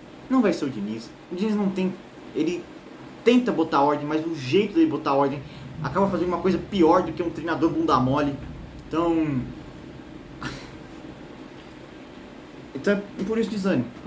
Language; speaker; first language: Portuguese; native; Portuguese